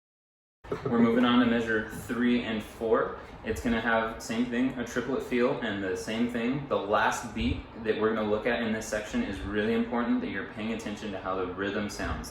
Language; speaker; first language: English; native; English